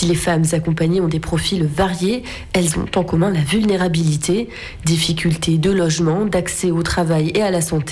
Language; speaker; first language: French; native; French